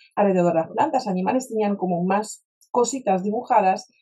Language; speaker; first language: Spanish; non-native, fluent; Polish